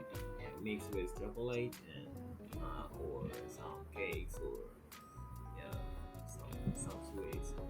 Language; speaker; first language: English; non-native, fluent; Japanese